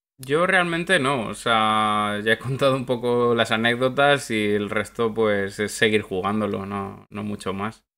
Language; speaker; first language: Spanish; native; Spanish